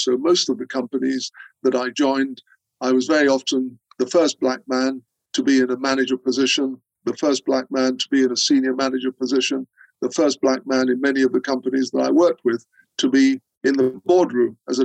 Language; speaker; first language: English; non-native, local second language; Akan